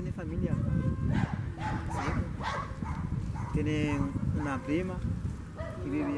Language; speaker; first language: Spanish; non-native, learner; Haitian Creole